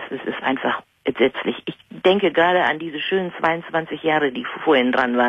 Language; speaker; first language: German; native; German